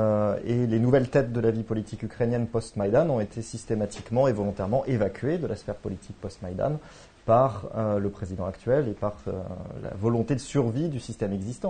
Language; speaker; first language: French; native; French